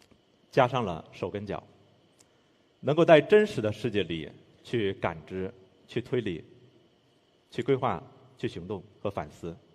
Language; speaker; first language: Chinese; native; Chinese